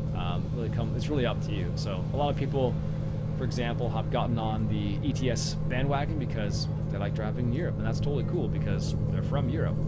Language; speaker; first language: English; native; English